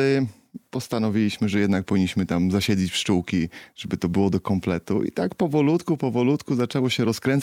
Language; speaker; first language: Polish; native; Polish